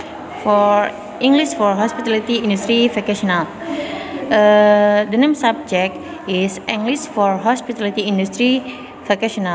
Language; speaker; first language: English; non-native, learner; Indonesian